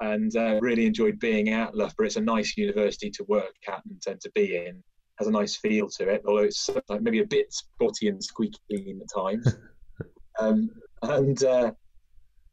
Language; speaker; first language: English; native; English